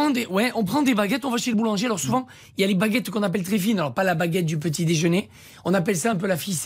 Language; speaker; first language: French; native; French